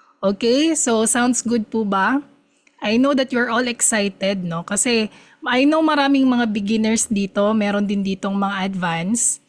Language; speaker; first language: Filipino; non-native, local second language; Cebuano